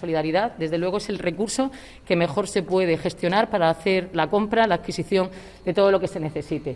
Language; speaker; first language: Spanish; native; Spanish